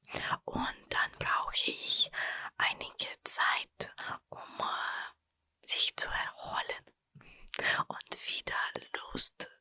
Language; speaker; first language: German; non-native, fluent; Russian